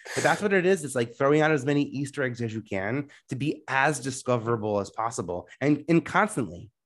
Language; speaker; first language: English; native; English